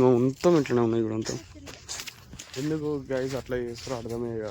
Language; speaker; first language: Telugu; native; Telugu